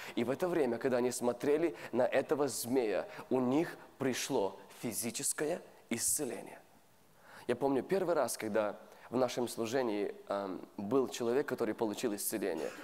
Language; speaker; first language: Russian; native; Russian